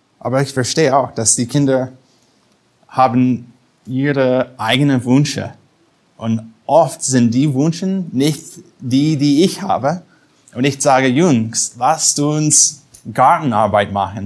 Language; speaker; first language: German; non-native, fluent; English